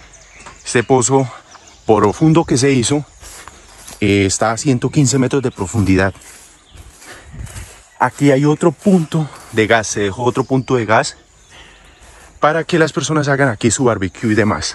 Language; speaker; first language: Spanish; native; Spanish